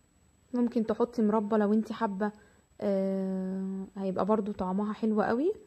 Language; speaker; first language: Arabic; native; Arabic